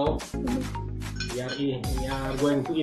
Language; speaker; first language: English; non-native, fluent; Indonesian